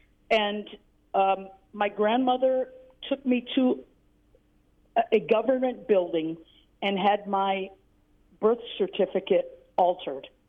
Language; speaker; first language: English; native; English